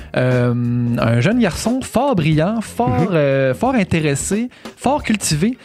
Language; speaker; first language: French; native; French